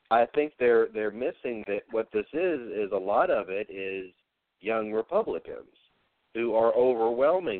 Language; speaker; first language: English; native; English